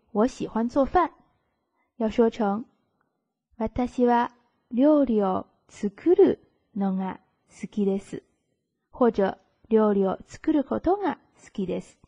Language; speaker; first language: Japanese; non-native, fluent; Chinese